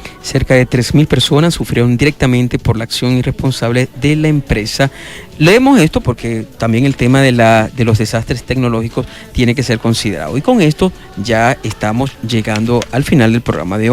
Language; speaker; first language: Spanish; native; Spanish